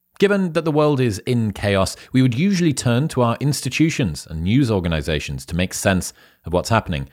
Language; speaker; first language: English; native; English